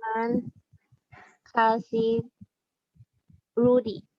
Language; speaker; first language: Indonesian; non-native, learner; Thai